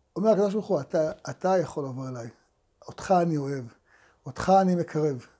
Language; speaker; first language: Hebrew; native; Hebrew